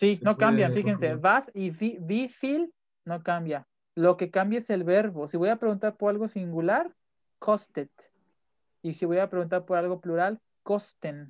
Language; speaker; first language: Spanish; native; Spanish